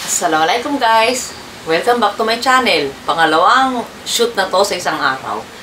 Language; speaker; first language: Filipino; native; Filipino